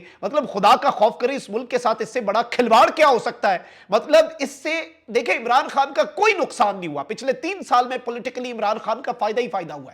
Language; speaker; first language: Urdu; native; Urdu